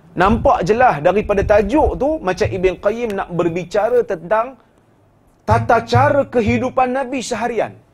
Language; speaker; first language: Malay; native; Malay